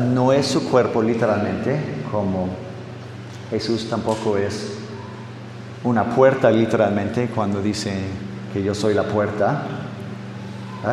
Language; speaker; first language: Spanish; non-native, fluent; English